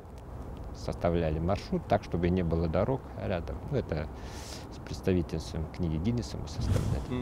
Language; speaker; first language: Russian; native; Russian